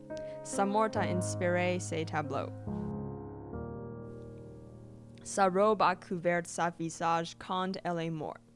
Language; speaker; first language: French; non-native, learner; English